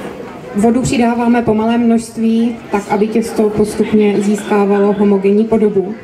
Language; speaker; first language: Czech; native; Czech